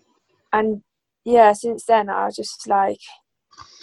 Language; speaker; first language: English; native; English